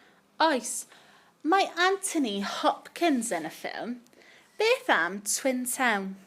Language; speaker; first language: Welsh; non-native, local second language; English